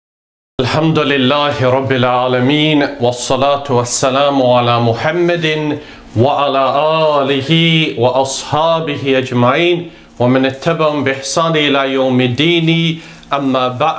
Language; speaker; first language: Arabic; non-native, fluent; English